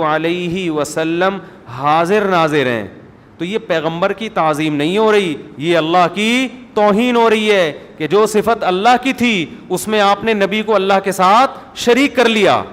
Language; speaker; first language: Urdu; native; Urdu